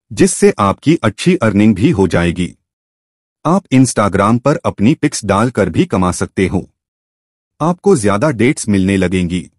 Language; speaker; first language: Hindi; native; Hindi